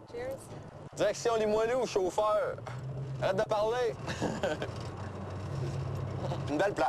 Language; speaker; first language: French; native; French